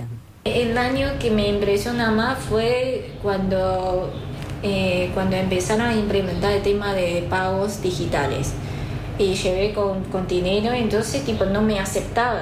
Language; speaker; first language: Spanish; non-native, fluent; Chinese